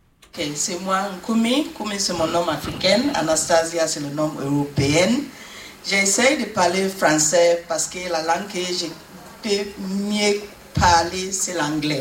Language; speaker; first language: French; non-native, learner; English